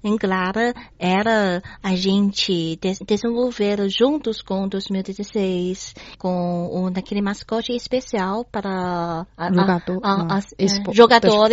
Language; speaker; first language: Portuguese; non-native, learner; Chinese